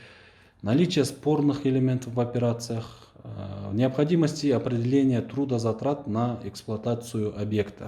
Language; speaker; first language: Russian; non-native, local second language; Kyrgyz